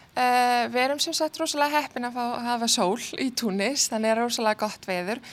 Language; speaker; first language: Icelandic; non-native, fluent; Arabic